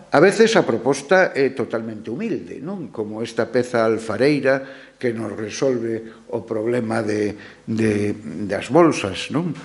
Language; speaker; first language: Galician; non-native, local second language; Spanish